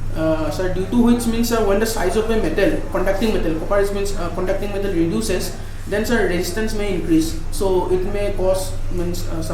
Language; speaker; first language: English; non-native, local second language; Assamese